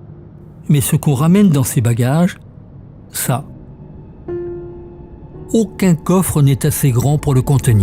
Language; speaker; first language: French; native; French